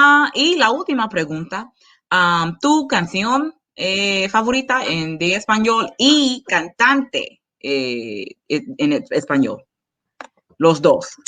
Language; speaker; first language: Spanish; non-native, fluent; English